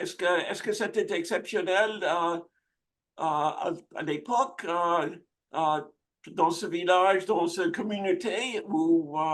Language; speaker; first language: French; non-native, fluent; English